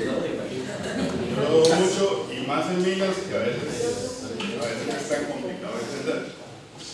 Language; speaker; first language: Spanish; native; Spanish